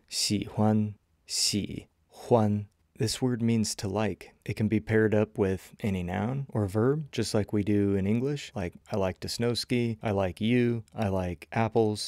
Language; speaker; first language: English; native; English